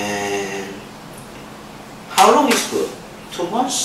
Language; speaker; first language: English; non-native, learner; Korean